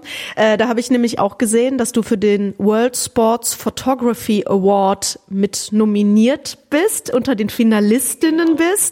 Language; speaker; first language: German; native; German